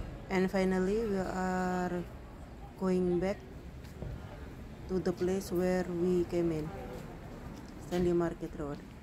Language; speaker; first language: English; non-native, learner; Indonesian